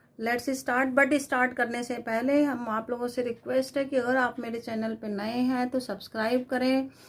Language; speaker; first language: Hindi; native; Hindi